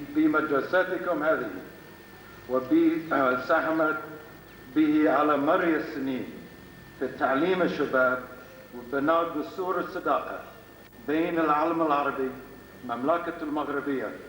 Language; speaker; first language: Arabic; non-native, fluent; English